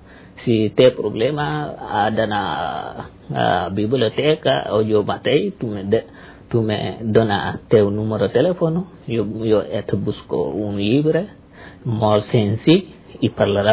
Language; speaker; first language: Catalan; non-native, learner; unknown